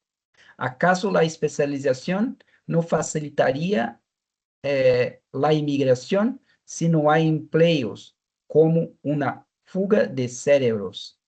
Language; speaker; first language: Spanish; non-native, fluent; Portuguese